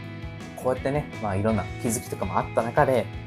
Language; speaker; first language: Japanese; native; Japanese